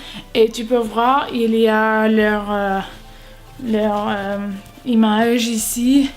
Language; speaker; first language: French; non-native, learner; English